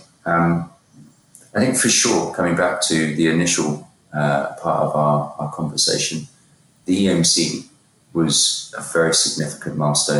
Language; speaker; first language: English; native; English